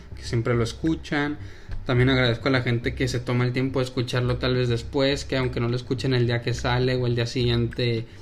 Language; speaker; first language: Spanish; native; Spanish